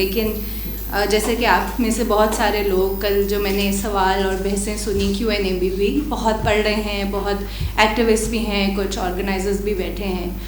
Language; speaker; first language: Urdu; non-native, local second language; Punjabi